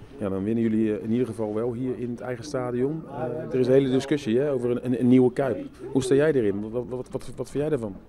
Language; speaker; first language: Dutch; native; Dutch